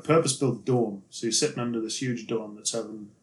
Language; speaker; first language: English; native; English